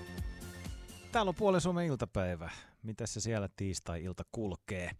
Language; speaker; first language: Finnish; native; Finnish